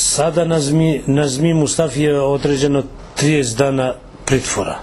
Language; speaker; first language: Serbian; non-native, local second language; Albanian